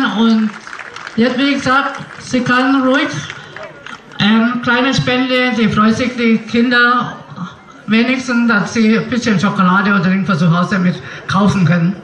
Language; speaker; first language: German; non-native, learner; Thai